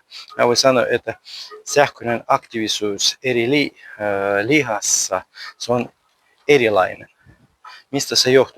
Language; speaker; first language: Finnish; non-native, learner; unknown